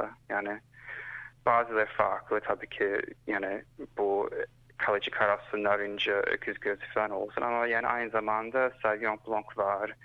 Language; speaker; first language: Turkish; early bilingual, heritage; Turkish